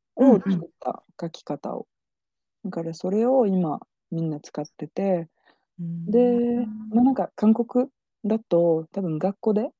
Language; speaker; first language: Japanese; non-native, fluent; French